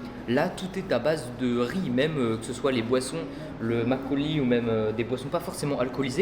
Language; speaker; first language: French; native; French